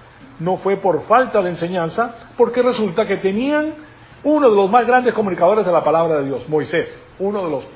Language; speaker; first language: Spanish; native; Spanish